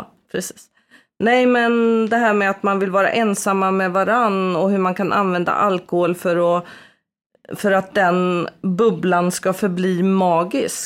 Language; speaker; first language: Swedish; native; Swedish